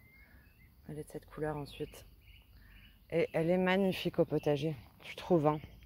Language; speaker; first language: French; native; French